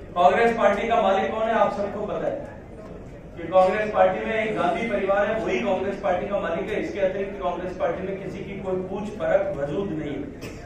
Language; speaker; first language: Hindi; native; Hindi